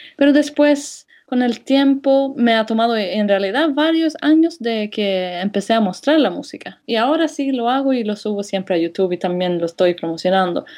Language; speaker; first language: Spanish; non-native, fluent; Swedish